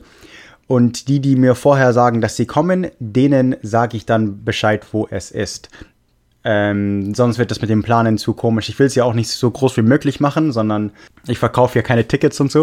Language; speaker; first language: German; non-native, fluent; English